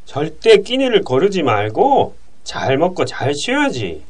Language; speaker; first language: Korean; non-native, fluent; Japanese